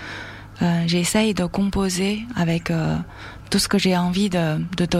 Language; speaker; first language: French; non-native, fluent; Chinese